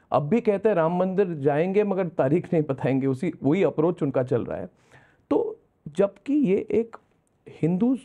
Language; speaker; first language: Hindi; non-native, local second language; Bangla